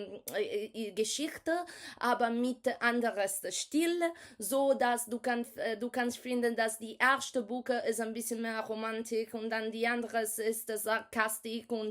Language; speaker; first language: German; non-native, learner; Italian